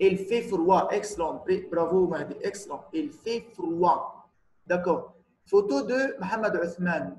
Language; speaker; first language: French; non-native, fluent; Arabic